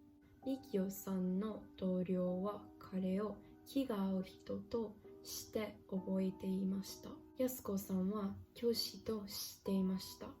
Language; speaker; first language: Japanese; non-native, learner; English